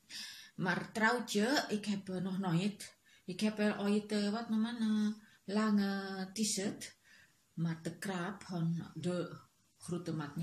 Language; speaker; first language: Dutch; non-native, learner; Indonesian